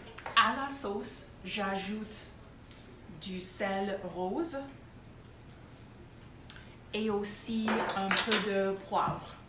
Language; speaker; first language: French; non-native, local second language; English